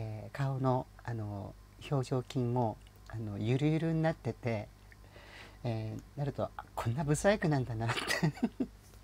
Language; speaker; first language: Japanese; native; Japanese